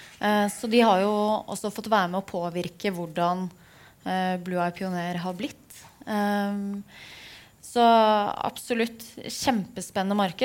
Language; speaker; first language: Norwegian; native; Norwegian